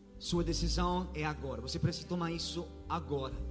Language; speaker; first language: Portuguese; non-native, fluent; English